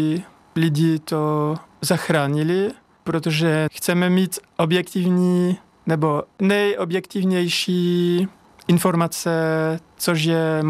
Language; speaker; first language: Czech; non-native, learner; French